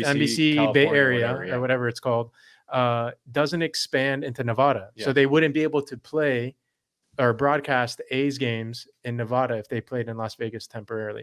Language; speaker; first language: English; native; English